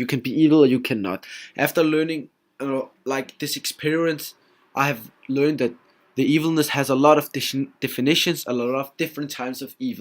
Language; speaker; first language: English; non-native, fluent; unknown